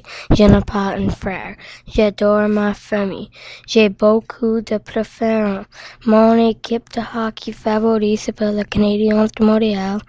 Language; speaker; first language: French; non-native, local second language; English